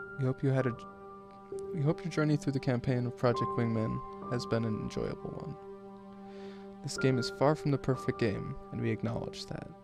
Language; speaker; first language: English; native; English